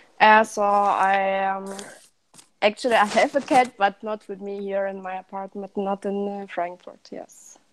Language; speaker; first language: English; non-native, learner; Russian